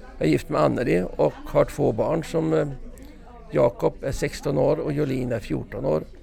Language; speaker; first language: Swedish; native; Swedish